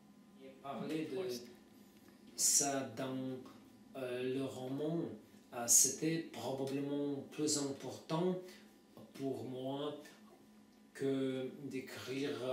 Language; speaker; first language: French; non-native, fluent; Russian